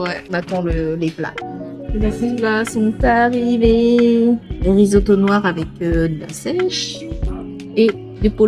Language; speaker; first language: French; native; French